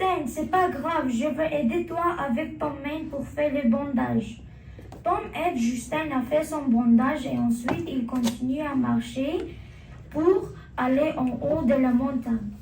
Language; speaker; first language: French; non-native, learner; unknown